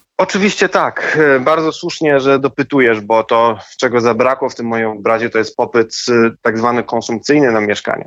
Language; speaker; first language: Polish; native; Polish